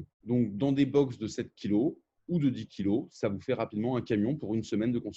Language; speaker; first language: French; native; French